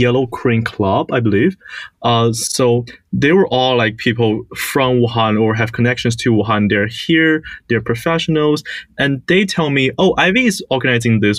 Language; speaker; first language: English; non-native, fluent; Chinese